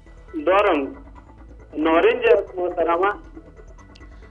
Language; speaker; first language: Persian; native; Persian